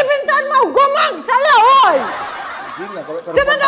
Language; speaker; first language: Indonesian; non-native, learner; Russian